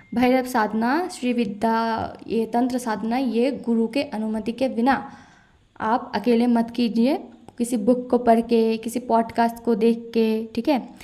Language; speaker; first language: Hindi; non-native, local second language; Bangla